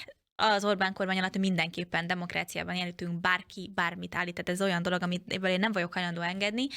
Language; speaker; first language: Hungarian; native; Hungarian